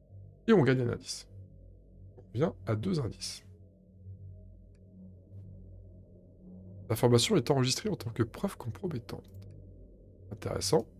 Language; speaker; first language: French; native; French